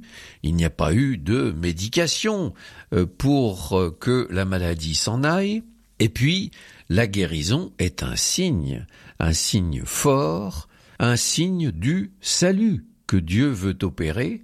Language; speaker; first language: French; native; French